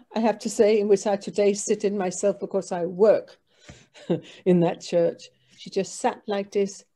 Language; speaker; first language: English; non-native, fluent; Danish